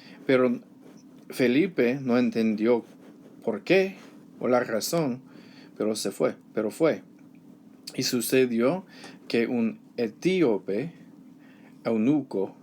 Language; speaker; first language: Spanish; non-native, learner; English